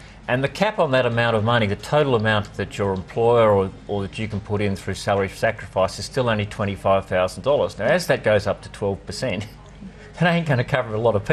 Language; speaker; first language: English; native; English